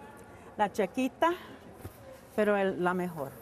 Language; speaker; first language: Spanish; early bilingual, heritage; Spanish